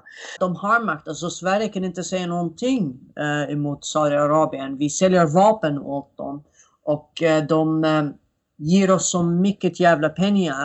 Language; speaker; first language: Swedish; non-native, fluent; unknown